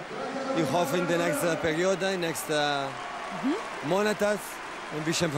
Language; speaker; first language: German; non-native, learner; Spanish